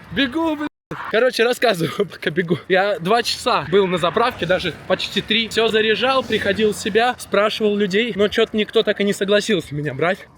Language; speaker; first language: Russian; native; Russian